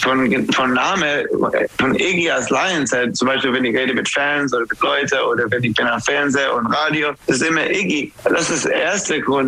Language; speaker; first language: German; non-native, fluent; English